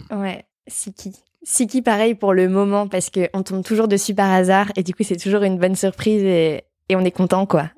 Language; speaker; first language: French; native; French